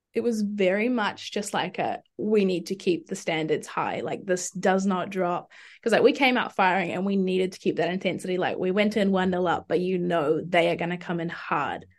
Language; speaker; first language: English; native; English